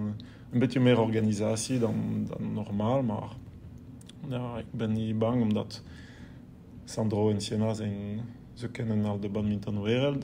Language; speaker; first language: Dutch; non-native, local second language; French